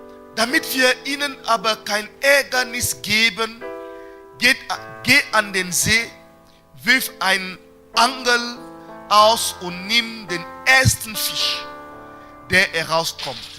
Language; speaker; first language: German; non-native, fluent; French